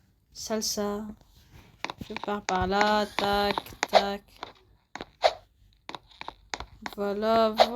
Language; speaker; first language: French; native; French